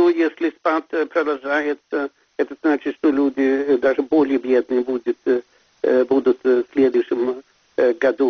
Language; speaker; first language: Russian; non-native, fluent; Swedish